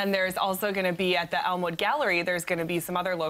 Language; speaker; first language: English; native; English